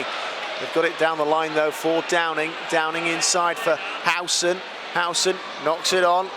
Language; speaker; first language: English; native; English